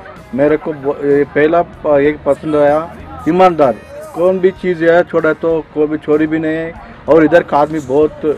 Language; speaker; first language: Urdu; non-native, local second language; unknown